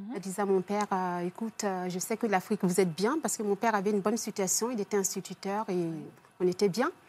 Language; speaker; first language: French; early bilingual, other home language; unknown